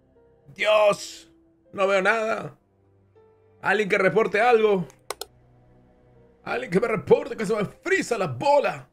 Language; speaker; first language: Spanish; native; Spanish